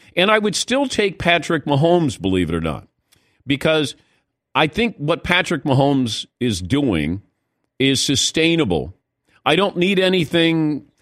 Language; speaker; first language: English; native; English